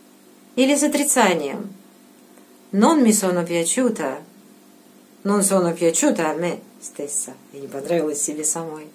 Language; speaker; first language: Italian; non-native, fluent; Russian